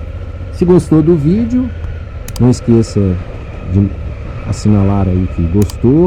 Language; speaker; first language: Portuguese; native; Portuguese